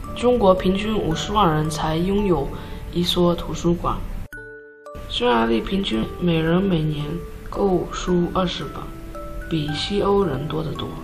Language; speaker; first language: Chinese; non-native, learner; Hungarian